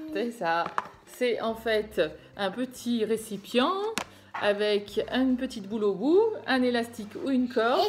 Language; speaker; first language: French; native; French